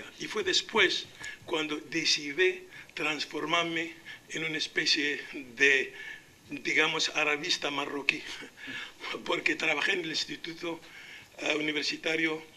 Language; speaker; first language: Spanish; non-native, local second language; Arabic